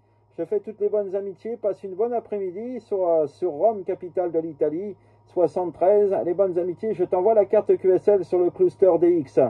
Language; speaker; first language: French; native; French